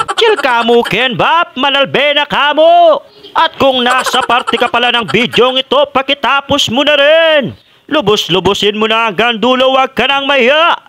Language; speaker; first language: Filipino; non-native, local second language; Pampanga